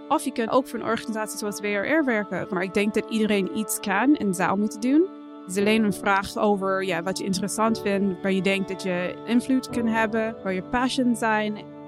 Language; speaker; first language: Dutch; non-native, fluent; English